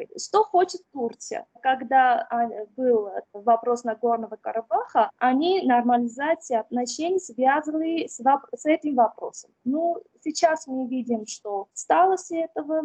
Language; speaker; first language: Russian; non-native, fluent; Armenian